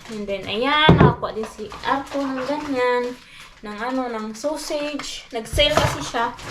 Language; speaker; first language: Filipino; non-native, local second language; Cebuano